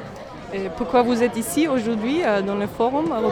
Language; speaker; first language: French; non-native, learner; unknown